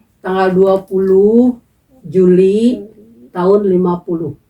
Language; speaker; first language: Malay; non-native, local second language; Sundanese